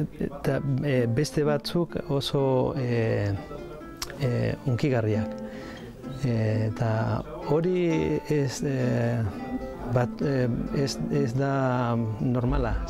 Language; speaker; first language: Basque; non-native, learner; Spanish